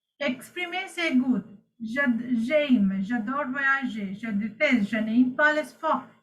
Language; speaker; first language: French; non-native, fluent; Sinhala